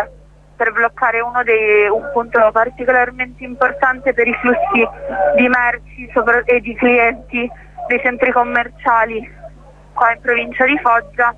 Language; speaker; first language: Italian; native; Italian